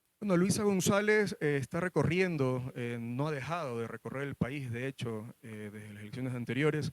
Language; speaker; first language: Spanish; native; Spanish